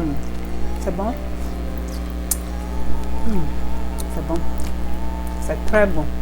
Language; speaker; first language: French; non-native, local second language; Ewe